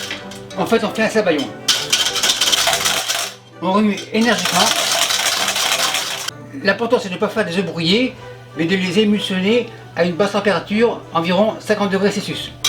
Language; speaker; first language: French; native; French